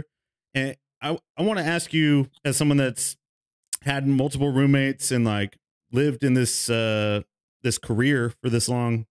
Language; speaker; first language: English; native; English